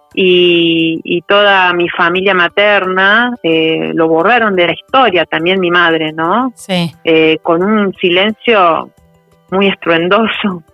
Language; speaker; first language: Spanish; native; Spanish